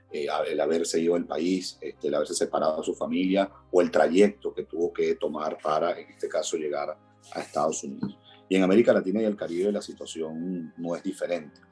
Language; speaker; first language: Spanish; native; Spanish